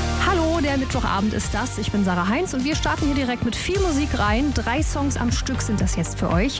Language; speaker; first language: German; native; German